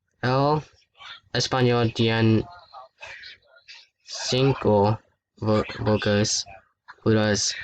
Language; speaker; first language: Spanish; non-native, learner; English